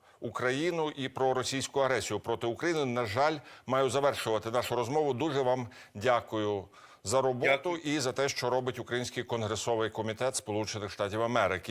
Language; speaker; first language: Ukrainian; native; Ukrainian